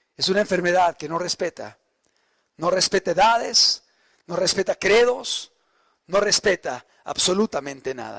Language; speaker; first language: Spanish; native; Spanish